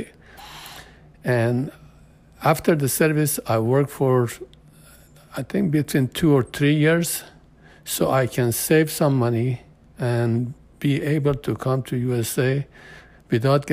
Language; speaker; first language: English; non-native, fluent; Persian